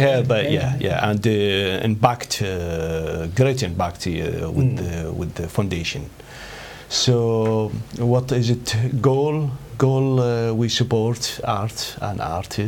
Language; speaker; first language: English; non-native, learner; Arabic